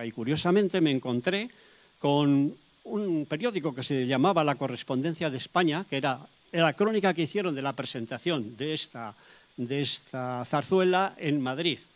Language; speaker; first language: Spanish; native; Spanish